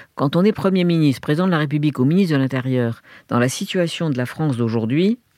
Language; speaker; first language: French; native; French